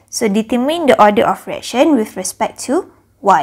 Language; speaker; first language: English; non-native, local second language; Malay